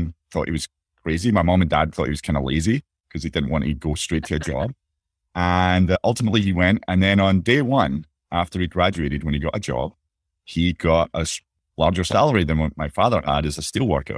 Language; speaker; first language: English; native; English